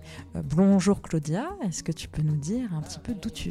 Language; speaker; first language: French; native; French